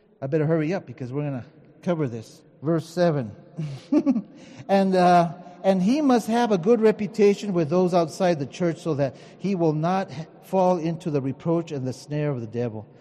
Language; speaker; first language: English; early bilingual, other home language; Spanish